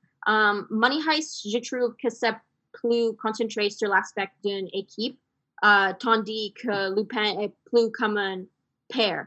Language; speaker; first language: French; non-native, fluent; English